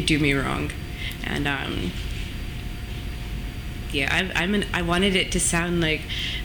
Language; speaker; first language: English; native; English